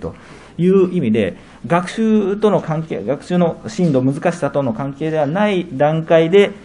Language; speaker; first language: Japanese; native; Japanese